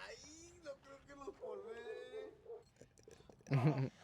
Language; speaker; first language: Spanish; native; Spanish